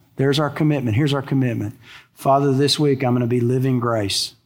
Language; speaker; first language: English; native; English